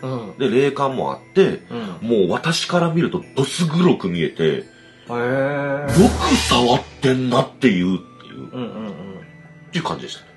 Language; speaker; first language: Japanese; native; Japanese